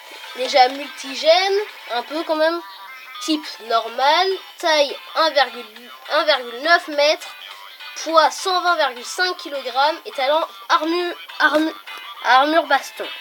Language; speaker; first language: French; native; French